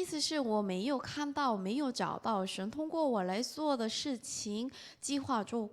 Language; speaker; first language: Chinese; non-native, fluent; Korean